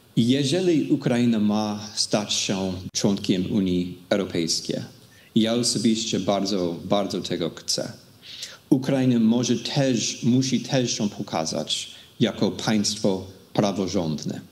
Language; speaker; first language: Polish; non-native, fluent; English